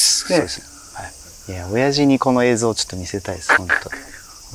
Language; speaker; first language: Japanese; native; Japanese